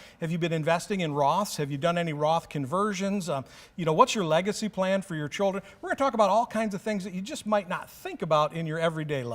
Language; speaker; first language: English; native; English